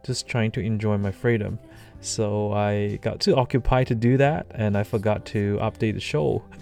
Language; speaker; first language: English; non-native, fluent; Chinese